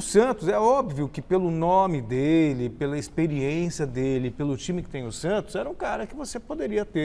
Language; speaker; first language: Portuguese; native; Portuguese